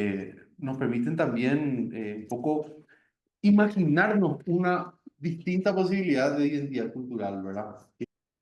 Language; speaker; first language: Spanish; native; Spanish